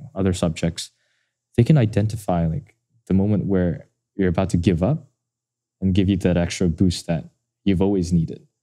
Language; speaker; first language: English; non-native, fluent; Indonesian